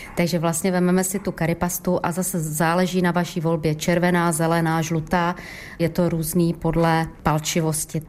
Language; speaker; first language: Czech; native; Czech